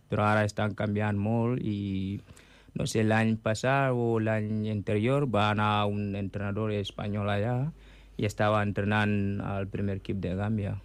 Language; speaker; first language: Catalan; non-native, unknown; Mandingo